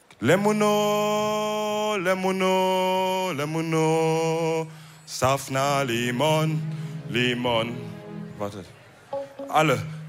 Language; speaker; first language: German; early bilingual, other home language; Wolof